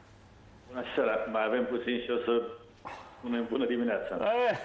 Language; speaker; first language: Romanian; native; Romanian